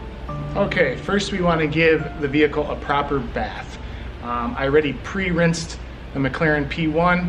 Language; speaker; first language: English; native; English